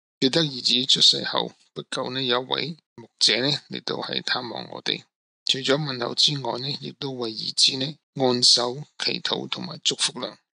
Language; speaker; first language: Cantonese; non-native, local second language; Min Nan Chinese